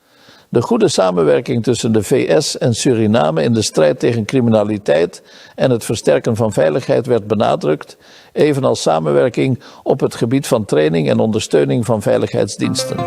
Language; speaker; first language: Dutch; native; Dutch